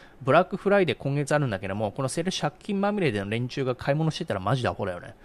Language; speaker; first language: Japanese; native; Japanese